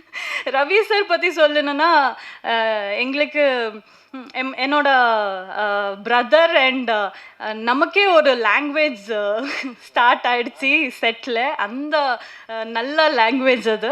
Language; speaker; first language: Tamil; non-native, learner; Kannada